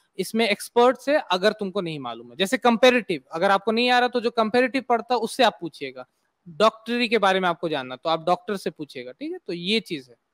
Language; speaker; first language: Hindi; native; Hindi